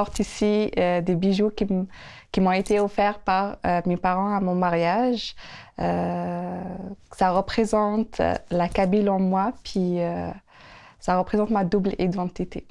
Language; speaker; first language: French; non-native, local second language; Kabyle